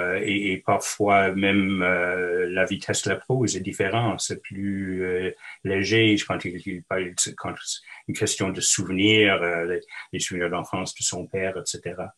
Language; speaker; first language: French; non-native, local second language; English